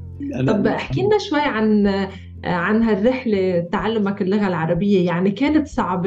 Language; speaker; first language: Arabic; native; Arabic